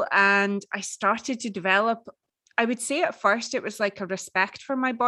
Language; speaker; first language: English; native; English